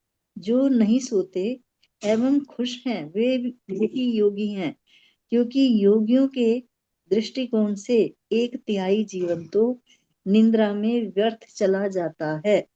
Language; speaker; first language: Hindi; native; Hindi